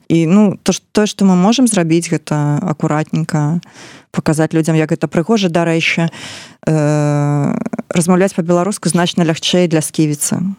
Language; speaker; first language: Belarusian; non-native, local second language; Russian